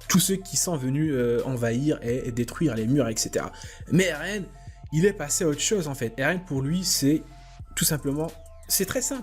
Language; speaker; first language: French; native; French